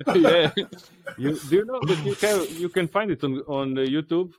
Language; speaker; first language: English; non-native, learner; Croatian